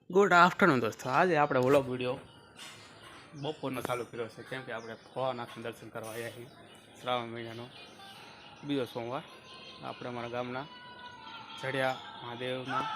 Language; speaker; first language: Gujarati; native; Gujarati